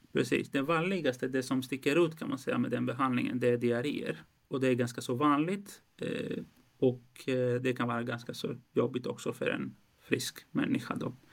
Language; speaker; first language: Swedish; non-native, fluent; Greek